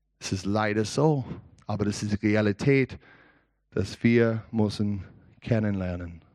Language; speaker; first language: German; non-native, learner; English